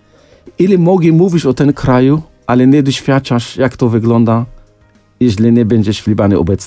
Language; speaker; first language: Polish; non-native, fluent; Arabic